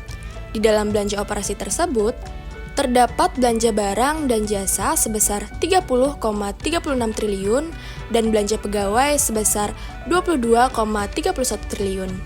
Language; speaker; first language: Indonesian; native; Indonesian